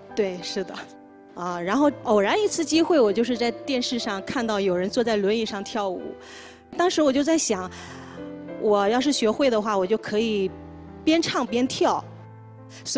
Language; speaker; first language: Chinese; native; Chinese